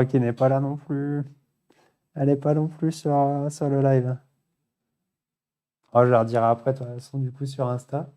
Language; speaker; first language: French; native; French